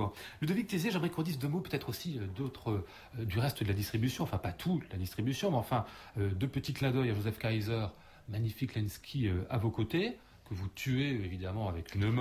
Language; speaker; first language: French; native; French